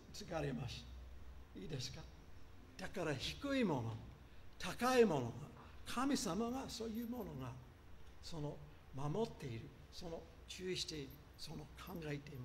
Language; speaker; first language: Japanese; non-native, fluent; English